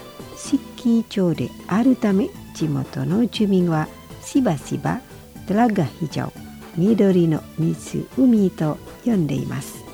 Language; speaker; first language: Japanese; non-native, fluent; Indonesian